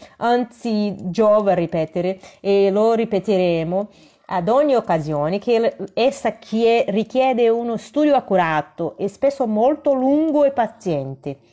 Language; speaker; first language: Italian; non-native, fluent; Portuguese